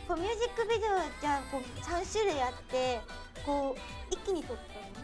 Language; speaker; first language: Japanese; native; Japanese